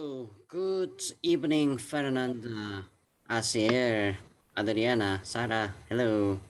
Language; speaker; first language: English; non-native, learner; Korean